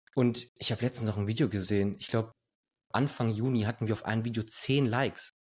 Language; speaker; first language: German; early bilingual, other home language; Spanish